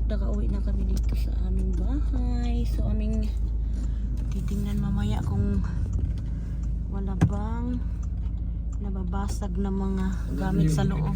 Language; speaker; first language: Filipino; non-native, local second language; Cebuano